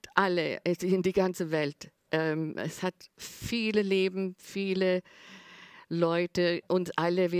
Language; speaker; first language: German; non-native, learner; English